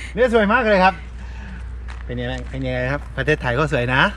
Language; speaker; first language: Thai; non-native, fluent; Japanese